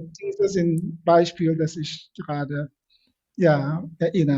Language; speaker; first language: German; non-native, fluent; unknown